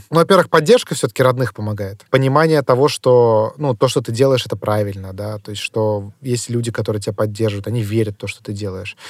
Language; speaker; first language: Russian; native; Russian